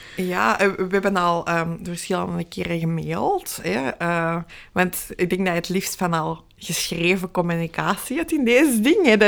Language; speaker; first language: Dutch; native; Dutch